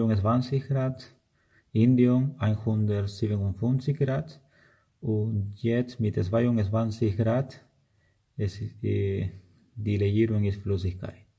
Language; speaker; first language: German; non-native, learner; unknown